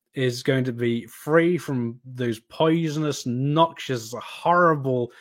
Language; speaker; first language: English; native; English